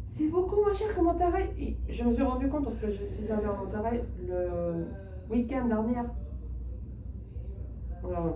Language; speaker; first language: French; non-native, fluent; Spanish